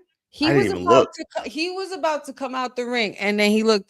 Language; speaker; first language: English; native; English